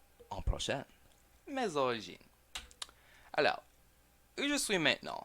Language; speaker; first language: French; non-native, learner; English